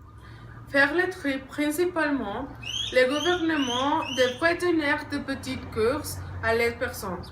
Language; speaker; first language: French; non-native, learner; Spanish